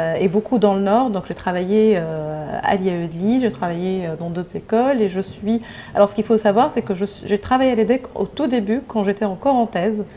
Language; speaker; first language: French; non-native, local second language; Arabic